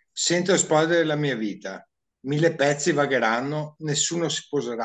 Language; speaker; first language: Italian; native; Italian